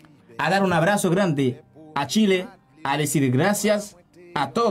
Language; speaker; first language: Spanish; non-native, learner; Haitian Creole